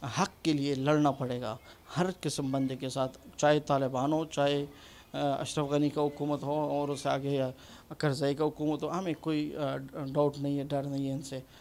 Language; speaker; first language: Urdu; non-native, fluent; Punjabi